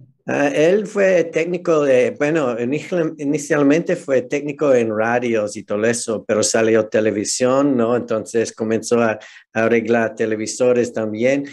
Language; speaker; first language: Spanish; non-native, fluent; English